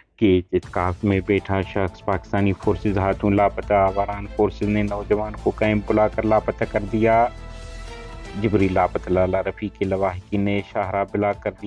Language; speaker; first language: Urdu; non-native, local second language; Baluchi